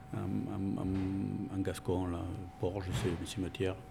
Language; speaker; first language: French; non-native, local second language; Spanish